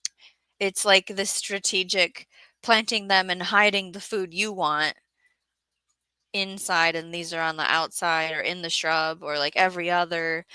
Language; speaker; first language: English; native; English